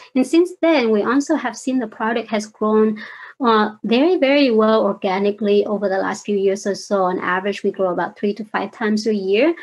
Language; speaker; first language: English; non-native, fluent; Vietnamese